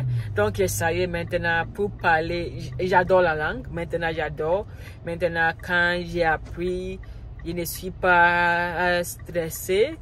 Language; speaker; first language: French; non-native, learner; Akan